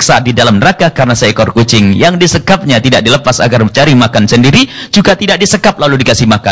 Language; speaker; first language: Indonesian; native; Indonesian